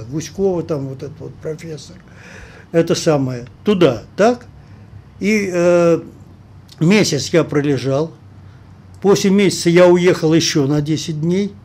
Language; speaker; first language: Russian; native; Russian